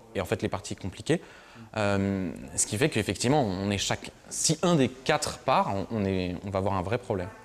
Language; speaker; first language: French; native; French